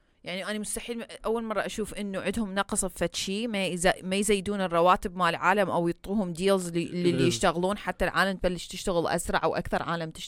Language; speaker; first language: Arabic; early bilingual, heritage; Arabic